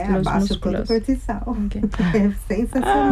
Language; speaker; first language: Spanish; non-native, learner; Portuguese